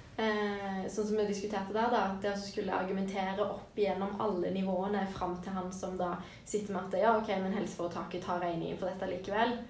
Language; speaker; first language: Norwegian; native; Norwegian